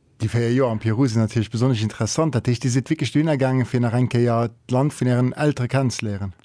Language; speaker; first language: Luxembourgish; native; Luxembourgish